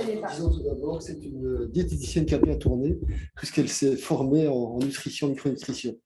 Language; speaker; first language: French; native; French